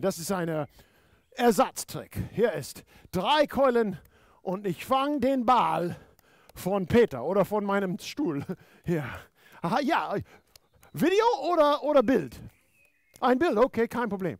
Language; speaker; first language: German; non-native, fluent; English